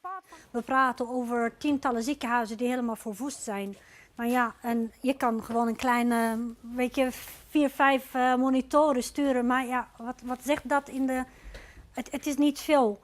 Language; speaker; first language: Dutch; non-native, fluent; Arabic